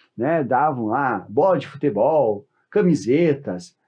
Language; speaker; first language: Portuguese; native; Portuguese